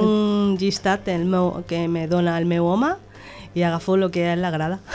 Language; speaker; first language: Catalan; non-native, local second language; Spanish